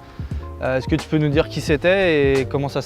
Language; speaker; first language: French; native; French